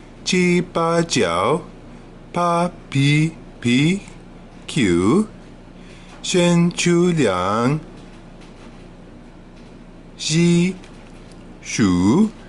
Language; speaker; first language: Chinese; non-native, learner; English